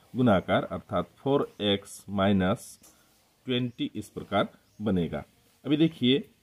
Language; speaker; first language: Hindi; non-native, local second language; Marathi